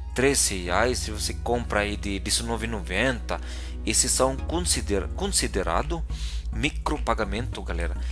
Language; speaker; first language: Portuguese; non-native, fluent; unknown